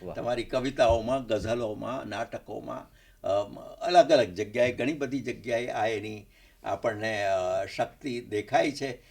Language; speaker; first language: Gujarati; native; Gujarati